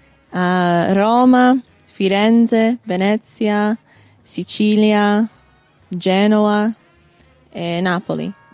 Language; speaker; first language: Italian; non-native, learner; English